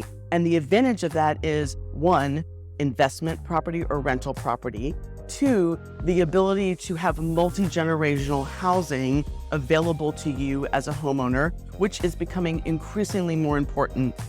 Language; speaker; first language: English; native; English